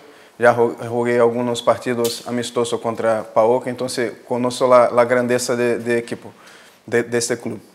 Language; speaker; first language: Spanish; non-native, fluent; Portuguese